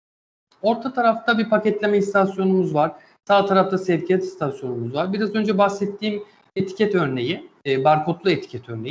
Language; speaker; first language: Turkish; native; Turkish